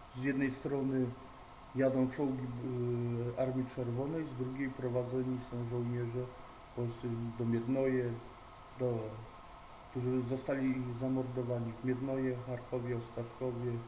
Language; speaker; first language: Polish; native; Polish